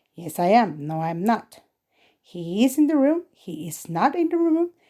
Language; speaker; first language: English; non-native, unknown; Spanish